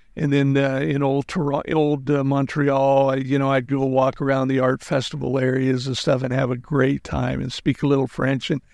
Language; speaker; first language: English; native; English